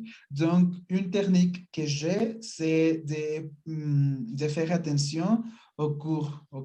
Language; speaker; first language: French; non-native, learner; Spanish